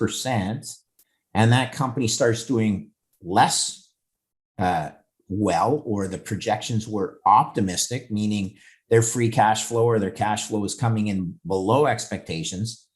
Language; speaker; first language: English; native; English